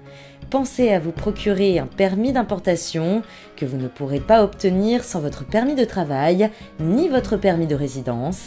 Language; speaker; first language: French; native; French